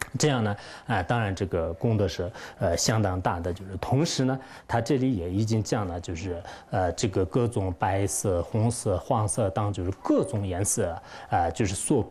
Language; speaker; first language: Chinese; non-native, local second language; Tibetan